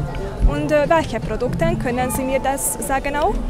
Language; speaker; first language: German; non-native, learner; Hungarian